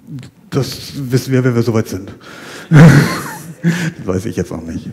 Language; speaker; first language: German; native; German